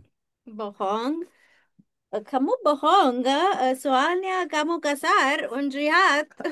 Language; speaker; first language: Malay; non-native, learner; German